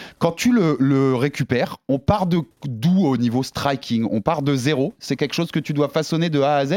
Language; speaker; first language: French; native; French